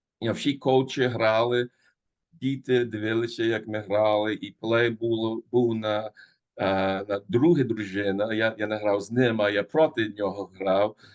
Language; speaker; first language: Ukrainian; early bilingual, heritage; Ukrainian